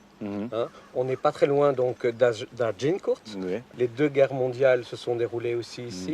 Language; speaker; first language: French; native; French